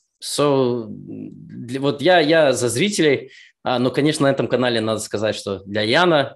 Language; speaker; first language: Russian; early bilingual, heritage; Russian